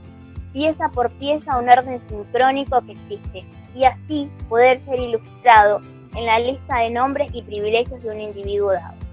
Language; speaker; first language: Spanish; native; Spanish